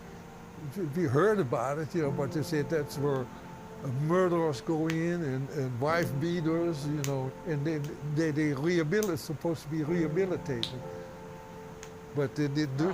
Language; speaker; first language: English; non-native, fluent; German